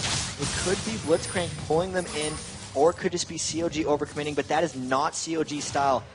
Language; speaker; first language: English; native; English